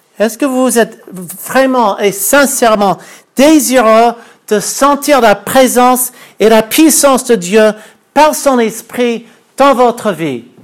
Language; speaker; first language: French; non-native, fluent; English